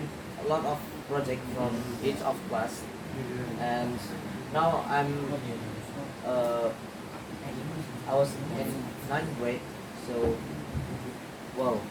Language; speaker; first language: English; non-native, learner; Indonesian